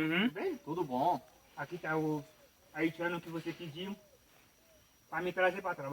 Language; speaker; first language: Portuguese; non-native, learner; Haitian Creole